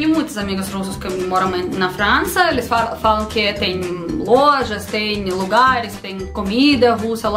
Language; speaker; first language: Portuguese; non-native, learner; Russian